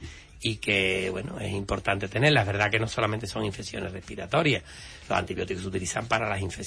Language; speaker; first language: Spanish; native; Spanish